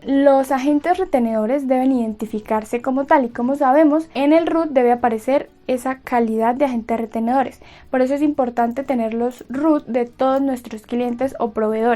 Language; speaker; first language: Spanish; native; Spanish